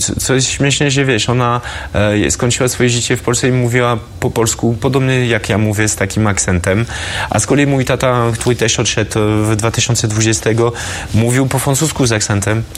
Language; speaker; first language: Polish; non-native, fluent; French